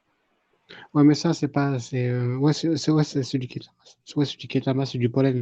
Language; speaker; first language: French; native; French